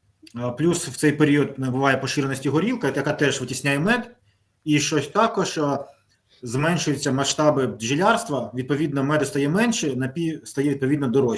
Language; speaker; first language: Ukrainian; native; Ukrainian